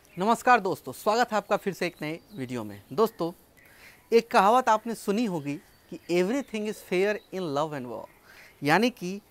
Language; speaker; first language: Hindi; native; Hindi